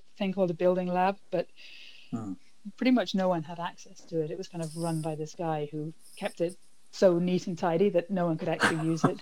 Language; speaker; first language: English; native; English